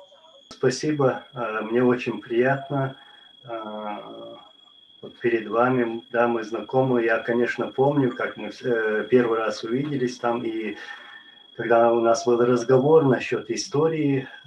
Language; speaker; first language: Russian; non-native, local second language; Chechen